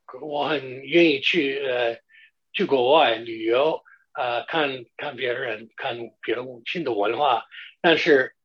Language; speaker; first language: Chinese; non-native, fluent; English